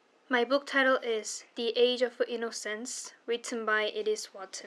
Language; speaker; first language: English; non-native, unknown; Korean